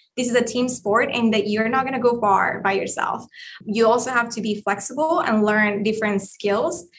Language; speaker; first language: English; non-native, fluent; Spanish